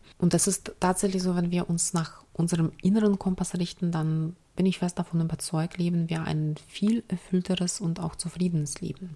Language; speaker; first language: German; non-native, fluent; Ukrainian